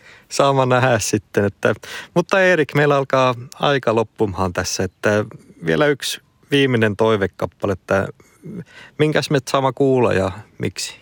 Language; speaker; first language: Finnish; native; Finnish